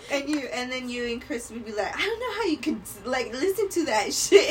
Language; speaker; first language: English; early bilingual, other home language; Spanish